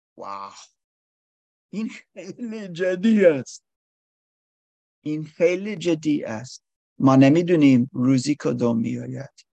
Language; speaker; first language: Persian; non-native, learner; English